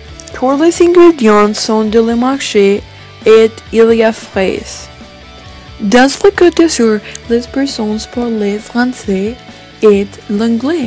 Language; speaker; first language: French; non-native, learner; English